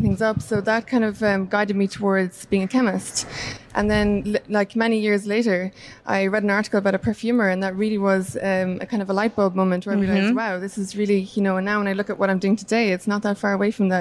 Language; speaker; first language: English; native; English